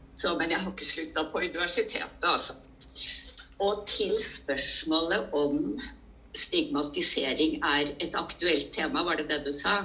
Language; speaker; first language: Norwegian; native; Norwegian